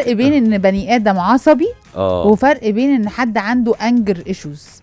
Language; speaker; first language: Arabic; native; Arabic